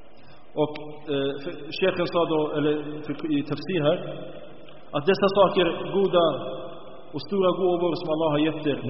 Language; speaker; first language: Swedish; early bilingual, other home language; Arabic